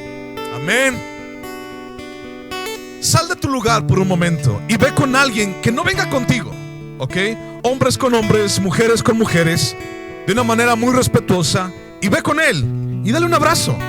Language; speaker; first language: Spanish; native; Spanish